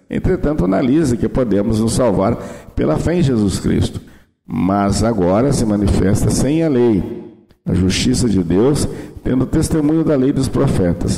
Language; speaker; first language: Portuguese; native; Portuguese